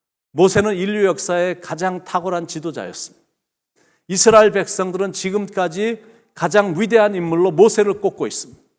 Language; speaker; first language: Korean; native; Korean